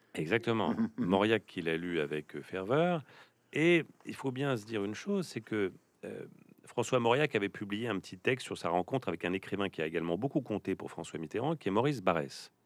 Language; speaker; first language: French; native; French